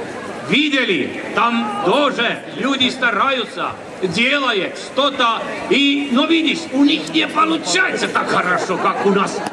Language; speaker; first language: Russian; non-native, local second language; Estonian